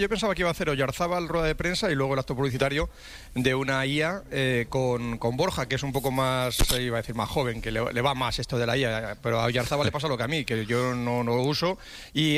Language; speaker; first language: Spanish; native; Spanish